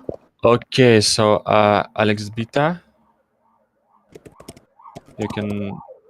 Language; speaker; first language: English; non-native, learner; Russian